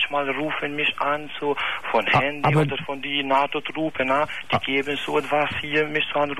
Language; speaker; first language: German; non-native, learner; Albanian